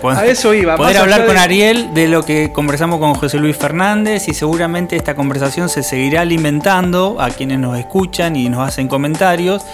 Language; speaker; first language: Spanish; native; Spanish